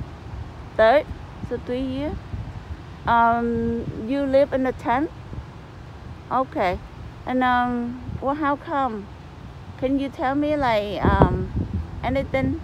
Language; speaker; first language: English; non-native, learner; Vietnamese